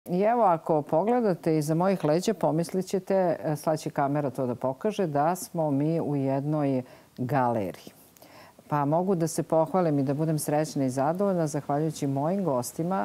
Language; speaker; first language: Serbian; native; Serbian